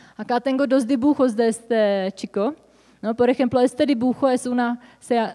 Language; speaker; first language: Spanish; non-native, fluent; Czech